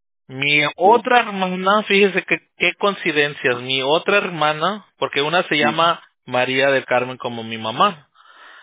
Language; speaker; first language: Spanish; early bilingual, heritage; Spanish